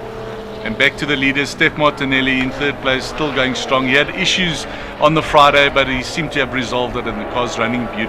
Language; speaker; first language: English; native; English